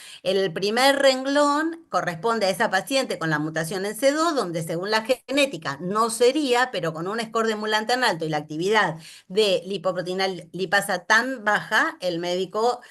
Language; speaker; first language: Spanish; native; Spanish